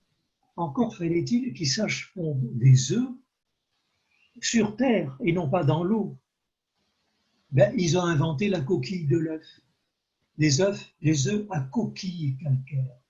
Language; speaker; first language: French; native; French